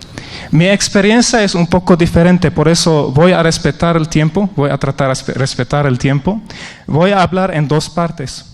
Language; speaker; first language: Spanish; non-native, fluent; Arabic